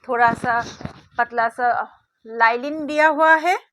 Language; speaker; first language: Hindi; non-native, local second language; Bangla